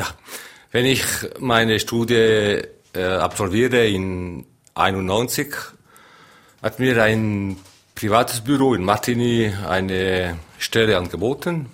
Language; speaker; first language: German; non-native, local second language; French